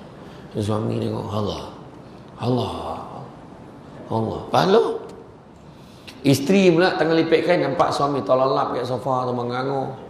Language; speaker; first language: Malay; native; Malay